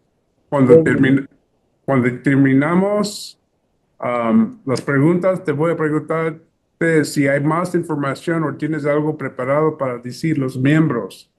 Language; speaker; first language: Spanish; early bilingual, heritage; English